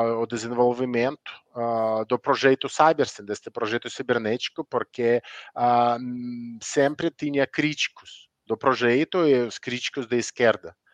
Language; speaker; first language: Portuguese; non-native, learner; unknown